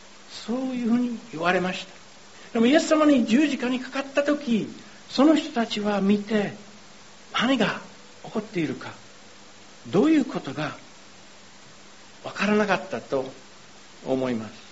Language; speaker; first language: Japanese; non-native, fluent; English